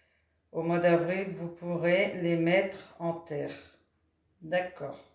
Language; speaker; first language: French; native; French